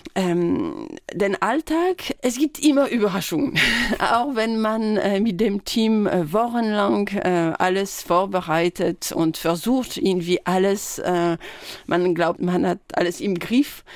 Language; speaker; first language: German; non-native, fluent; French